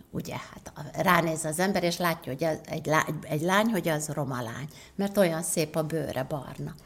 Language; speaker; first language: Hungarian; native; Hungarian